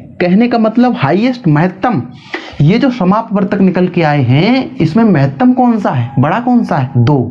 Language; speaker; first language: Hindi; native; Hindi